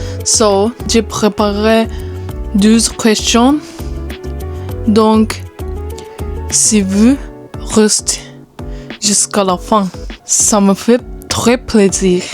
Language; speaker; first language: French; non-native, learner; Japanese